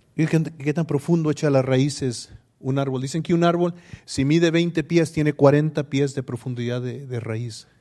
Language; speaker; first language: Spanish; early bilingual, heritage; English